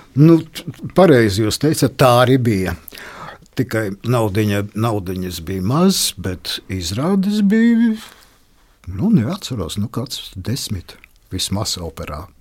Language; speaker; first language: Latvian; non-native, local second language; Russian